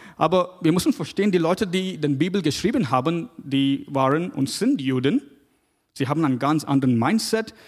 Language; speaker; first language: German; non-native, fluent; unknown